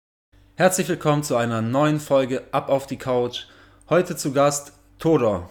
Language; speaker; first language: German; native; German